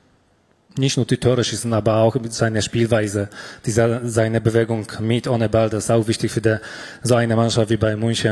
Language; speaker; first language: German; non-native, fluent; Polish